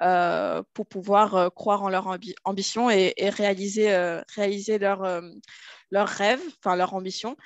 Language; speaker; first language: French; native; French